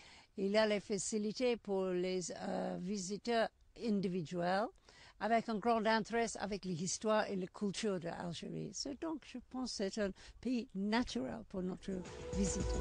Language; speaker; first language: French; non-native, learner; English